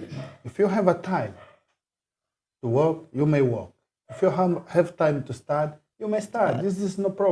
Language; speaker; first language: English; non-native, learner; Portuguese